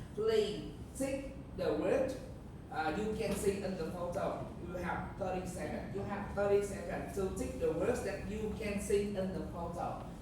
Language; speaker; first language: English; non-native, fluent; Vietnamese